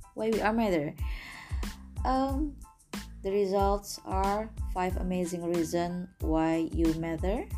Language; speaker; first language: English; non-native, fluent; Indonesian